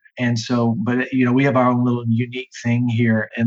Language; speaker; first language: English; native; English